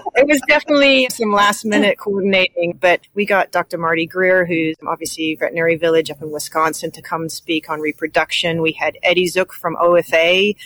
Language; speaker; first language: English; native; English